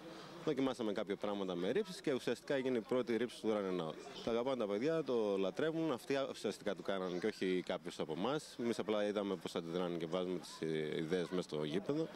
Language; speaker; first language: Greek; native; Greek